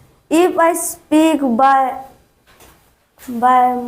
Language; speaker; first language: English; non-native, learner; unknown